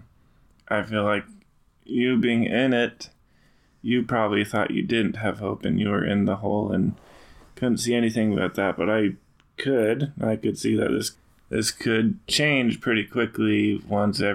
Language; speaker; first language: English; native; English